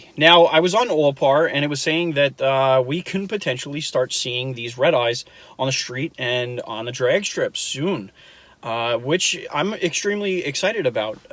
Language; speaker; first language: English; native; English